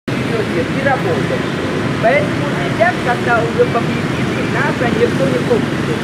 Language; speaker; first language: Russian; non-native, learner; Vietnamese